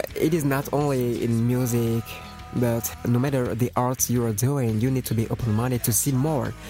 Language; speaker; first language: English; non-native, fluent; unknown